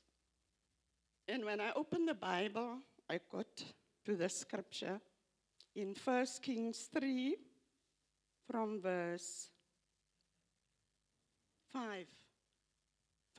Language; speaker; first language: English; non-native, local second language; Afrikaans